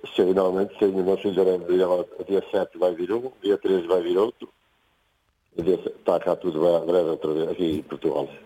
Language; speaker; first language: Portuguese; native; Portuguese